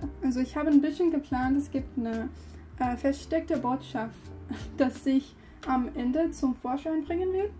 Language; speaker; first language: German; non-native, learner; English